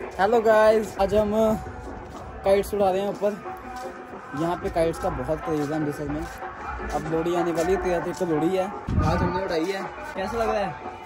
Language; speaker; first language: Hindi; non-native, local second language; Punjabi